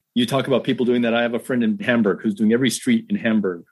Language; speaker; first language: English; native; English